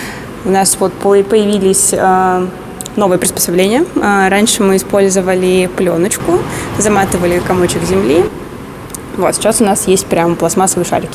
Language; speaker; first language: Russian; native; Russian